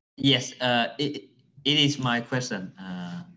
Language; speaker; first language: English; non-native, fluent; Vietnamese